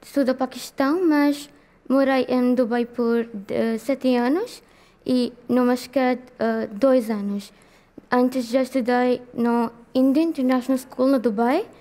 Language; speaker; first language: Portuguese; non-native, learner; Urdu